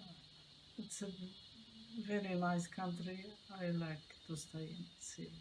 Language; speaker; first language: English; non-native, learner; Arabic